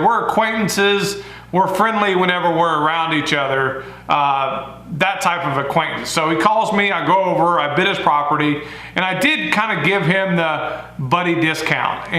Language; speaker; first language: English; native; English